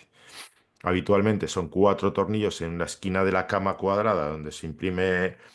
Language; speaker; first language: Spanish; native; Spanish